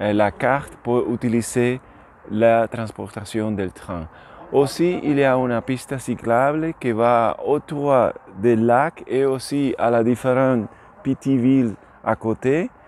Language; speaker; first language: French; non-native, learner; Spanish